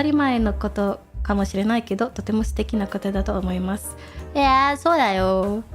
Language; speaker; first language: Japanese; non-native, fluent; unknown